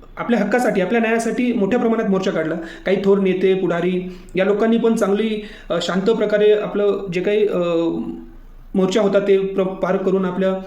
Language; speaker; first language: Marathi; non-native, local second language; Lambadi